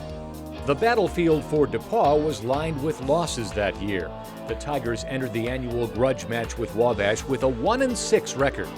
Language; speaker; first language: English; native; English